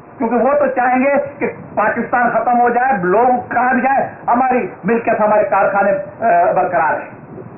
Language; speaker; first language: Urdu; non-native, local second language; Sindhi